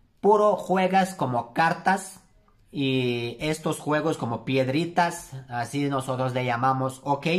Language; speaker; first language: Spanish; non-native, learner; Turkish